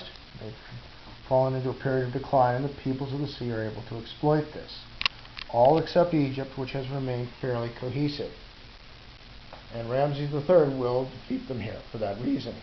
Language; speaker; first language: English; native; English